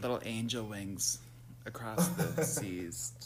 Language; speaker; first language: English; native; English